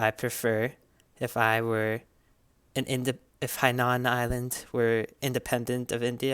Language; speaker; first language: English; native; English